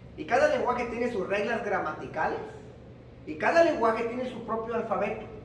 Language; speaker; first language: Spanish; early bilingual, heritage; Spanish